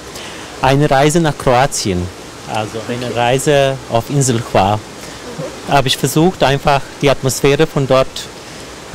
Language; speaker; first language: German; non-native, fluent; Croatian